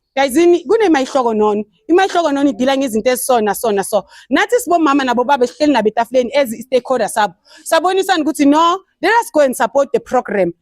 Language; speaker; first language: Zulu; native; Zulu